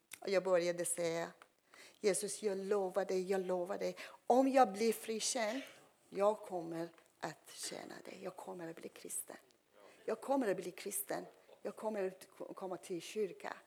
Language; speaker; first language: Swedish; non-native, fluent; Persian